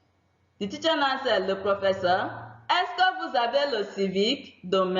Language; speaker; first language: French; non-native, fluent; Igbo